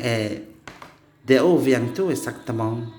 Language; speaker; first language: French; non-native, learner; Indonesian